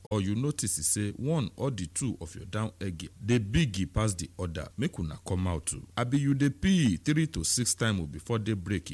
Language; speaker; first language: Nigerian Pidgin; non-native, local second language; Yoruba